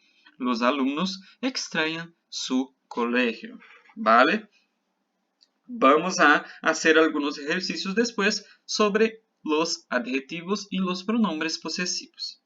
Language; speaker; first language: Spanish; non-native, fluent; Portuguese